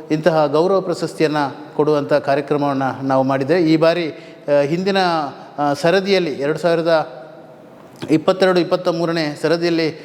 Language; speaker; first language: Kannada; native; Kannada